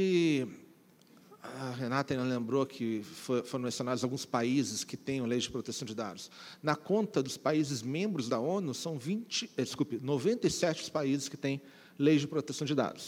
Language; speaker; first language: Portuguese; native; Portuguese